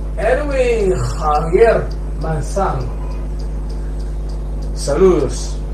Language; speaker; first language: Spanish; non-native, fluent; Chinese